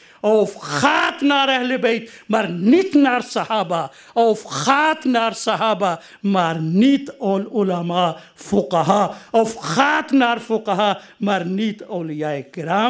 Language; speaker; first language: Dutch; non-native, fluent; Urdu